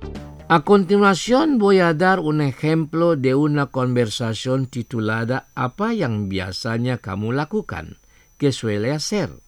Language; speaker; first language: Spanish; non-native, fluent; Indonesian